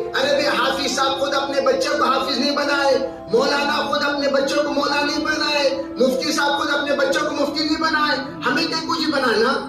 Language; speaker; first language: Urdu; native; Urdu